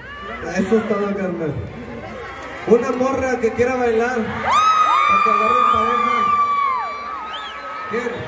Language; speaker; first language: Spanish; native; Spanish